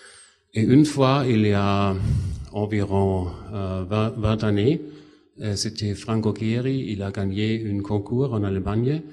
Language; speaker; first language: French; non-native, fluent; German